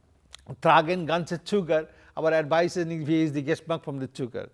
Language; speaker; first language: German; non-native, learner; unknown